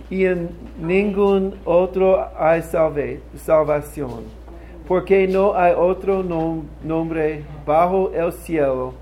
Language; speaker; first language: Spanish; non-native, learner; English